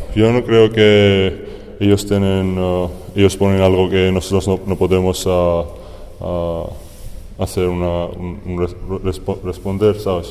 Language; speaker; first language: Spanish; non-native, fluent; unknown